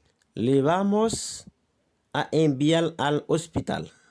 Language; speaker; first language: Spanish; non-native, learner; Haitian Creole